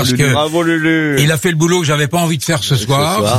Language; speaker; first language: French; native; French